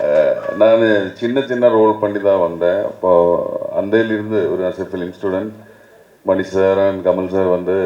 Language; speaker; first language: Tamil; native; Tamil